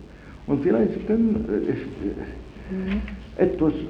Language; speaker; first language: German; non-native, fluent; Italian